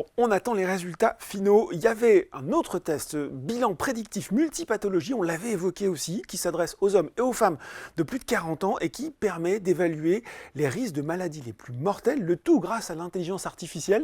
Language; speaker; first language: French; native; French